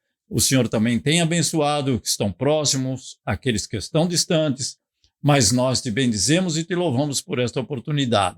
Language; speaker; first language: Portuguese; native; Portuguese